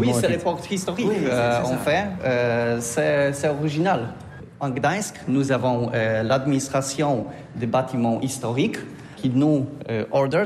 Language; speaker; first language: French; non-native, learner; Polish